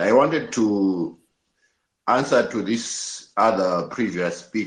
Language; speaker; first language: English; non-native, local second language; North Ndebele